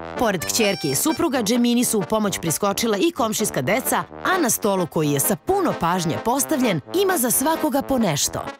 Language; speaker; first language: Serbian; native; Serbian